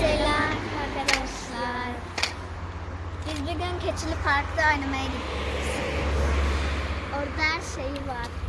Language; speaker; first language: Turkish; early bilingual, heritage; Turkish